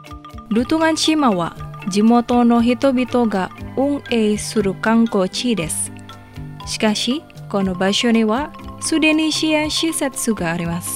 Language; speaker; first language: Japanese; non-native, fluent; Indonesian